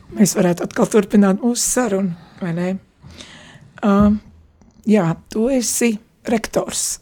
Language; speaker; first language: Latvian; native; Latvian